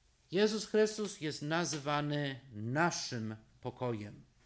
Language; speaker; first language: Polish; non-native, fluent; English